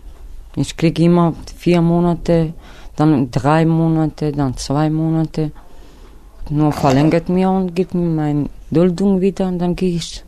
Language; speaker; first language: German; non-native, learner; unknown